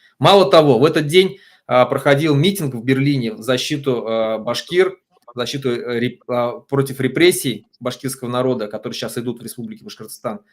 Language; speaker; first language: Russian; native; Russian